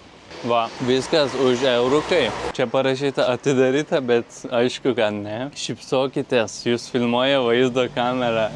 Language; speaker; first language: Lithuanian; non-native, learner; Turkish